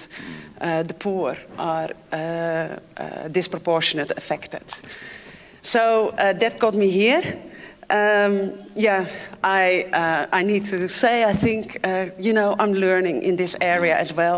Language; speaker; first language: English; non-native, fluent; Dutch